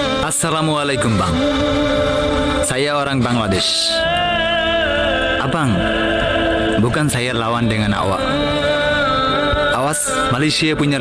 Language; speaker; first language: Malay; non-native, learner; Bangla